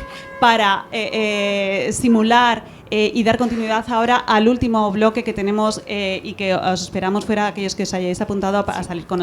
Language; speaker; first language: Spanish; native; Spanish